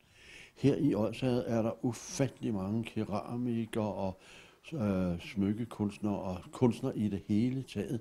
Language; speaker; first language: Danish; native; Danish